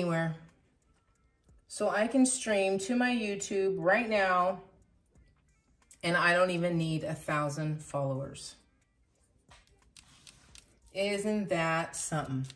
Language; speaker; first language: English; native; English